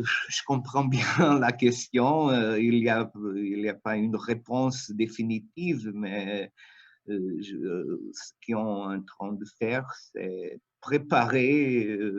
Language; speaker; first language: French; non-native, fluent; Portuguese